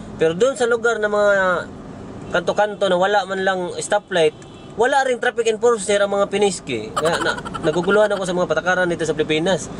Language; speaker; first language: Filipino; non-native, local second language; Cebuano